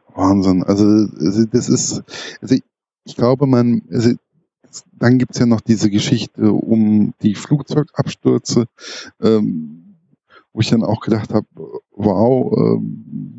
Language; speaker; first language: German; native; German